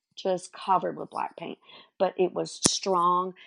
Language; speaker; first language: English; native; English